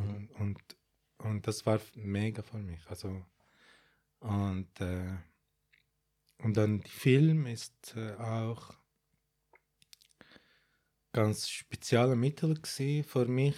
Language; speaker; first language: German; non-native, fluent; Arabic